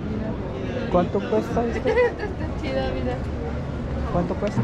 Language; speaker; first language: Spanish; non-native, learner; Filipino